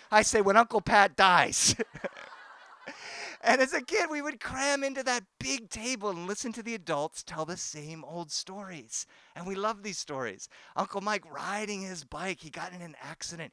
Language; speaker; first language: English; native; English